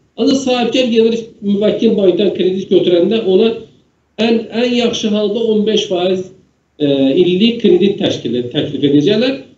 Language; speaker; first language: Azerbaijani; native; Azerbaijani